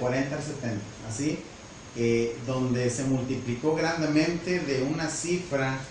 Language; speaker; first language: Spanish; native; Spanish